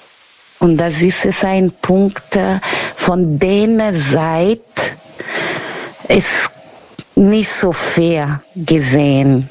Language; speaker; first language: German; non-native, learner; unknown